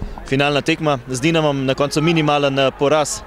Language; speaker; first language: Slovenian; native; Slovenian